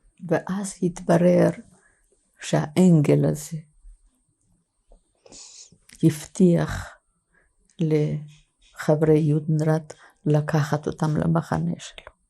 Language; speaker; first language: Hebrew; non-native, fluent; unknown